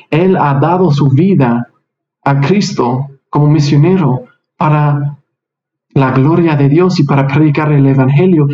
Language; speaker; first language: Spanish; non-native, fluent; English